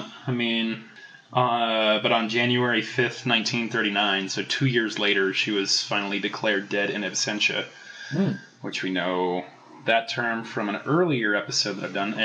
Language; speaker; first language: English; native; English